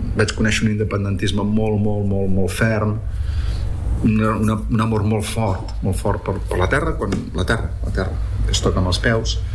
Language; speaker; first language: Catalan; non-native, local second language; Spanish